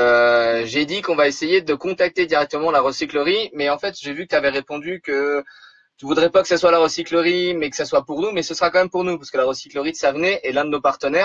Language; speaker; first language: French; native; French